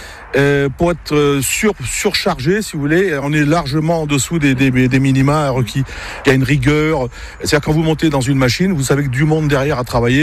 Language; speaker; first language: French; native; French